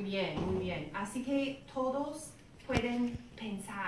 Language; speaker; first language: Spanish; non-native, fluent; English